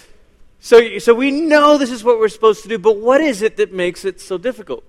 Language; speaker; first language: English; native; English